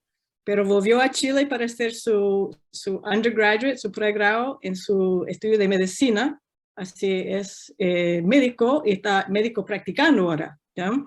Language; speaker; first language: Spanish; non-native, fluent; English